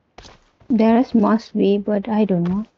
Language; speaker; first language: English; non-native, learner; Indonesian